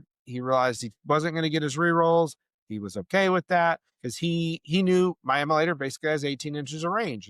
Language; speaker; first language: English; native; English